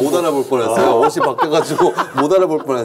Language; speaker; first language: Korean; native; Korean